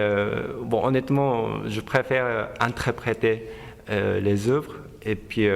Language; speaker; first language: French; non-native, fluent; Japanese